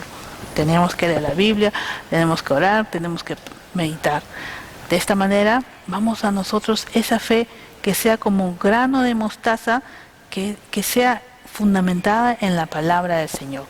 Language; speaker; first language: Spanish; native; Spanish